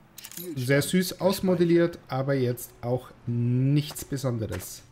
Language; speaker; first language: German; native; German